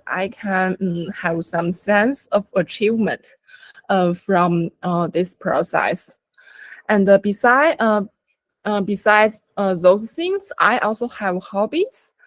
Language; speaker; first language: English; non-native, learner; Chinese